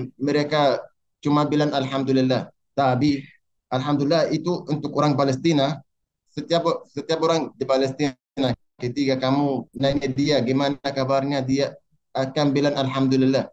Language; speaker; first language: Indonesian; non-native, learner; Arabic